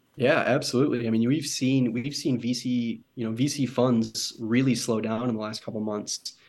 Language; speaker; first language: English; native; English